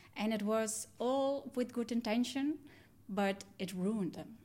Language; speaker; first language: English; non-native, fluent; Dutch